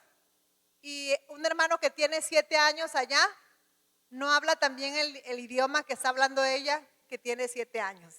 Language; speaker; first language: Spanish; native; Spanish